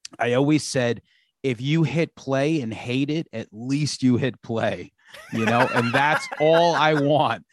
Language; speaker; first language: English; native; English